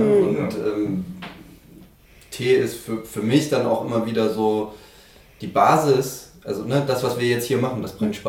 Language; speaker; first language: German; native; German